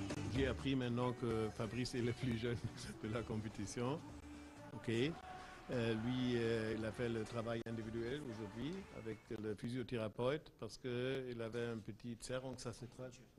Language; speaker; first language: French; non-native, fluent; German